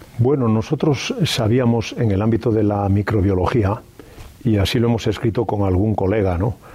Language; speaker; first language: Spanish; native; Spanish